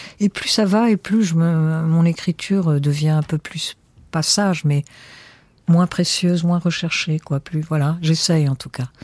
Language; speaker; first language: French; early bilingual, heritage; French